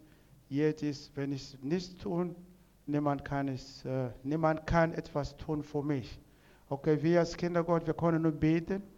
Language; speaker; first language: German; non-native, learner; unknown